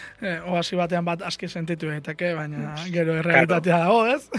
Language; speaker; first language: Basque; native; Basque